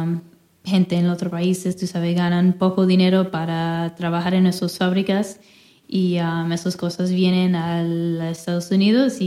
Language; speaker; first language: Spanish; non-native, fluent; English